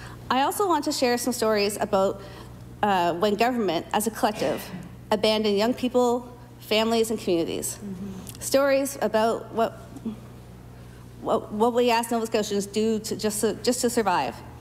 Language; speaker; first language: English; native; English